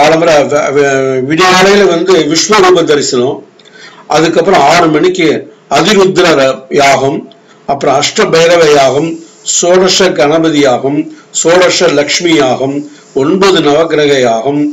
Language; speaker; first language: Tamil; native; Tamil